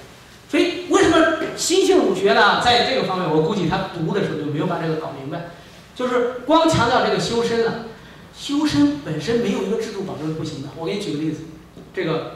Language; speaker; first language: Chinese; native; Chinese